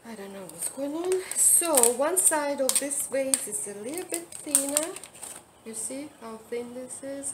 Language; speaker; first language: English; non-native, fluent; Russian